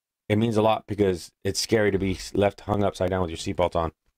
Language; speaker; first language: English; early bilingual, other home language; Spanish